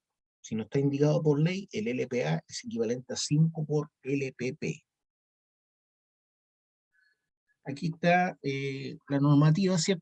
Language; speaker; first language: Spanish; native; Spanish